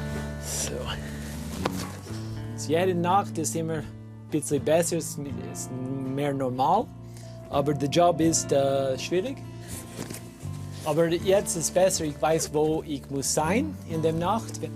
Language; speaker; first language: German; non-native, learner; English